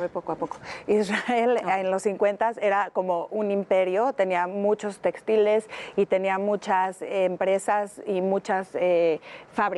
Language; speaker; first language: Spanish; native; Spanish